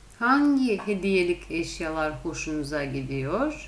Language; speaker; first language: Turkish; non-native, fluent; Russian